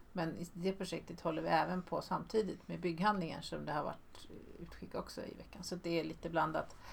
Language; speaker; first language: Swedish; native; Swedish